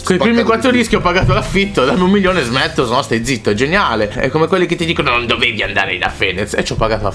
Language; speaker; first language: Italian; native; Italian